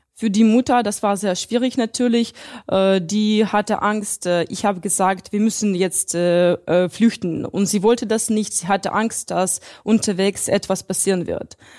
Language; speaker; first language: German; non-native, fluent; Russian